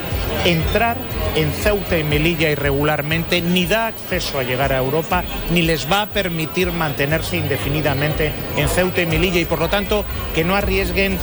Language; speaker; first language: Spanish; native; Spanish